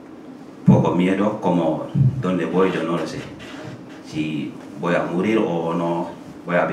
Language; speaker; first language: Spanish; non-native, learner; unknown